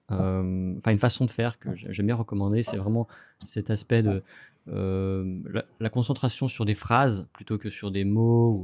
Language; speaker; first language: French; native; French